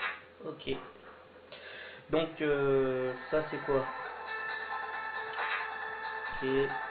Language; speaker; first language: French; native; French